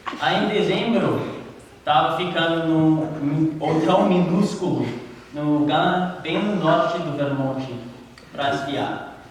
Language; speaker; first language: Portuguese; non-native, learner; English